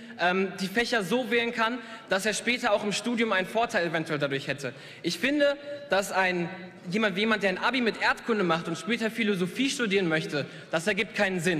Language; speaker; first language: German; native; German